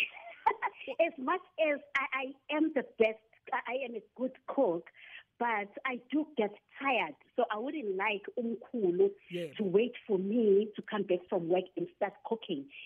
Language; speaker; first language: English; non-native, local second language; Zulu